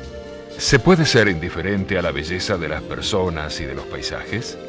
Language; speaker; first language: Spanish; native; Spanish